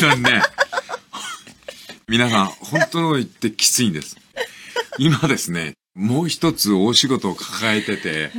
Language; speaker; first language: Japanese; native; Japanese